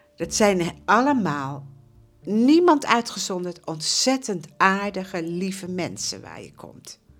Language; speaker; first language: Dutch; native; Dutch